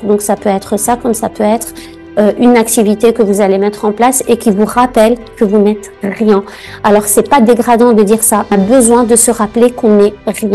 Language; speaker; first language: French; native; French